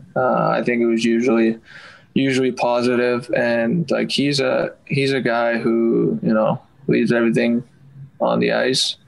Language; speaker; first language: English; non-native, fluent; Finnish